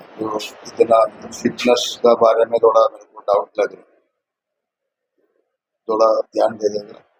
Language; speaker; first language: Hindi; non-native, local second language; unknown